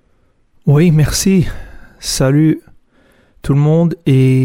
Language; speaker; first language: French; non-native, fluent; English